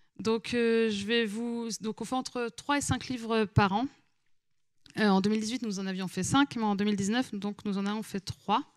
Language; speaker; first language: French; native; French